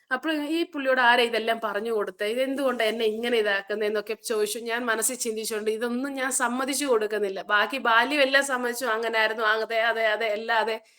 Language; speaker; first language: Malayalam; early bilingual, heritage; Malayalam